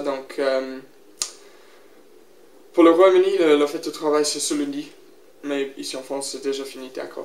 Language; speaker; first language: French; non-native, learner; English